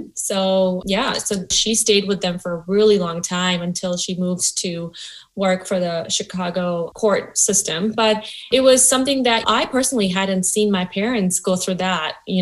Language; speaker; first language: English; non-native, local second language; Gujarati